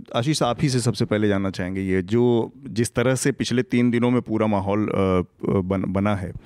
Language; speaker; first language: Hindi; native; Hindi